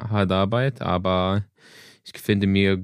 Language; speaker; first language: German; non-native, learner; Danish